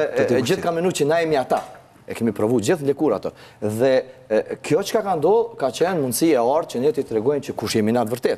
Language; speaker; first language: Albanian; native; Albanian